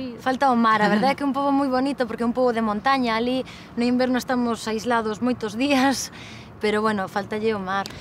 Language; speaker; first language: Galician; native; Galician